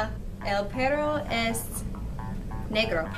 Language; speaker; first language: Spanish; non-native, learner; English